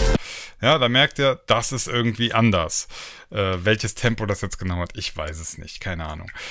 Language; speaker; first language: German; native; German